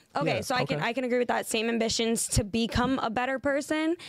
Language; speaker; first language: English; native; English